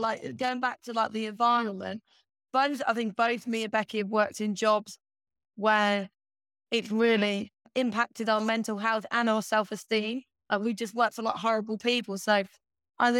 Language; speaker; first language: English; native; English